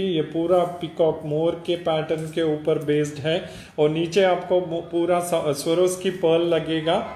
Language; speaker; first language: Hindi; non-native, local second language; Telugu